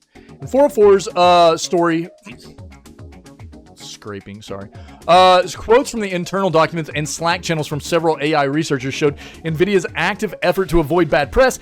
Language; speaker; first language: English; native; English